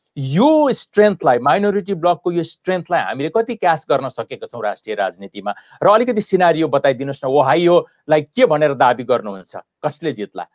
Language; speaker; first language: Nepali; native; Nepali